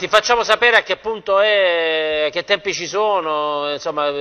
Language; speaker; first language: Italian; native; Italian